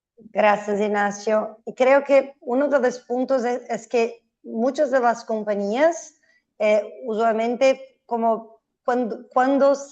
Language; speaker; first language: Spanish; non-native, fluent; Portuguese